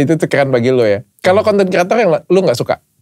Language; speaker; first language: Indonesian; native; Indonesian